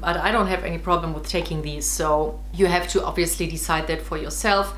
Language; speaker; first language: English; non-native, fluent; German